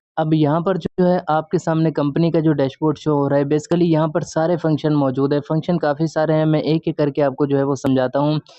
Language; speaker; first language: Urdu; non-native, local second language; Punjabi